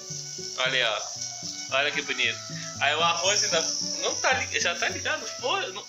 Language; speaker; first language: Portuguese; native; Portuguese